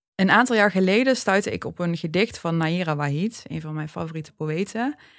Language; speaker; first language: Dutch; early bilingual, other home language; Turkish